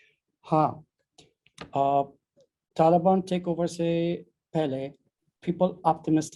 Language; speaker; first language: Hindi; non-native, learner; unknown